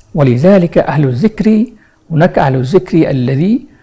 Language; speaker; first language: Arabic; non-native, fluent; Malay